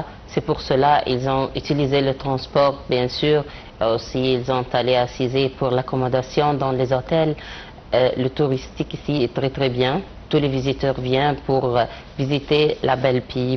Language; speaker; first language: French; non-native, learner; Arabic